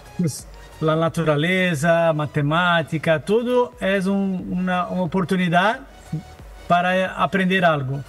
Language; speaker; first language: Spanish; non-native, learner; Portuguese